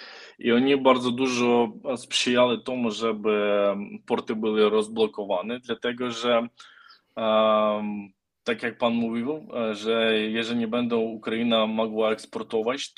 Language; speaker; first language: Polish; non-native, learner; Ukrainian